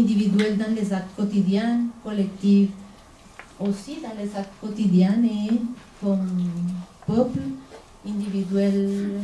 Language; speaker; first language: French; non-native, fluent; Spanish